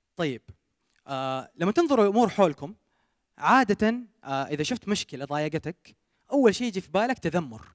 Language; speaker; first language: Arabic; native; Arabic